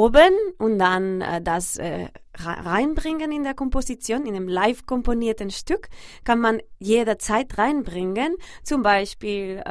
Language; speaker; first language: German; non-native, fluent; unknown